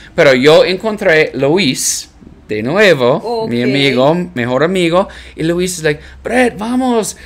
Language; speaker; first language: Spanish; non-native, learner; English